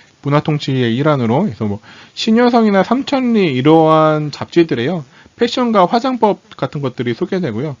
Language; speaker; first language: Korean; native; Korean